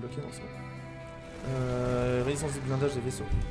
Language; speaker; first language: French; native; French